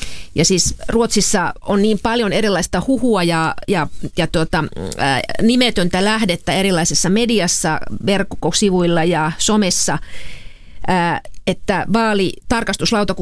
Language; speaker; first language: Finnish; native; Finnish